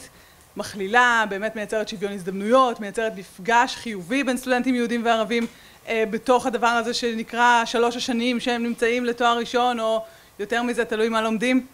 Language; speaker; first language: Hebrew; native; Hebrew